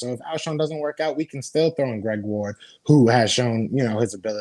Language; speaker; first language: English; native; English